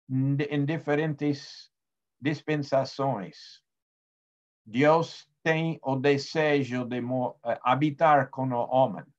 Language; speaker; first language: Portuguese; non-native, fluent; Spanish